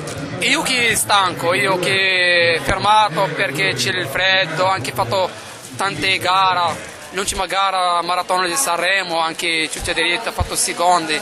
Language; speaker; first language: Italian; non-native, learner; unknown